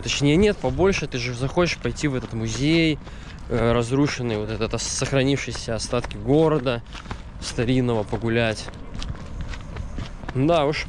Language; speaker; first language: Russian; native; Russian